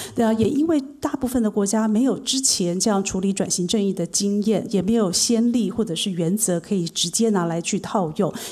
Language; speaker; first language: Chinese; native; Chinese